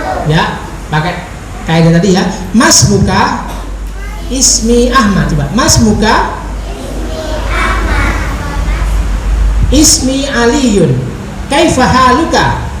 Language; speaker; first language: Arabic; non-native, fluent; Indonesian